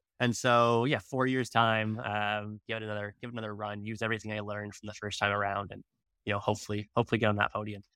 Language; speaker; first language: English; native; English